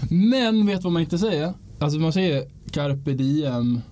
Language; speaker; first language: Swedish; native; Swedish